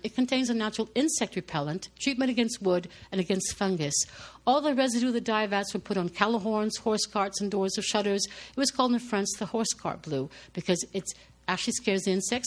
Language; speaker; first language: English; non-native, fluent; French